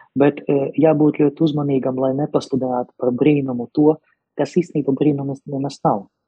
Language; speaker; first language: Latvian; non-native, local second language; Russian